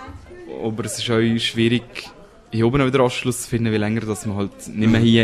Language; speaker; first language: German; native; German